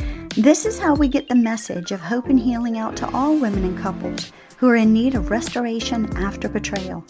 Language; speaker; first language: English; native; English